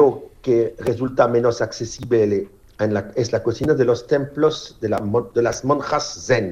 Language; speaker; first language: Spanish; non-native, fluent; French